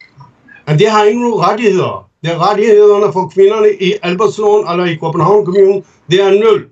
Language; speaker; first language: Danish; non-native, fluent; Urdu